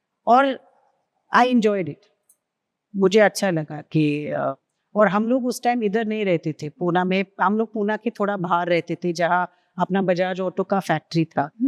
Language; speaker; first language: Hindi; non-native, local second language; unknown